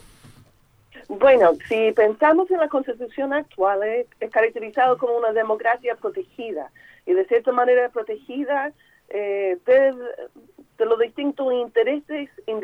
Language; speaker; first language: Spanish; non-native, fluent; English